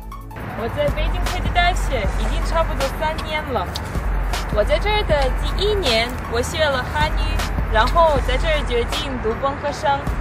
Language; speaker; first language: Chinese; non-native, learner; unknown